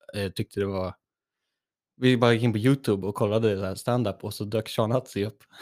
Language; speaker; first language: Swedish; native; Swedish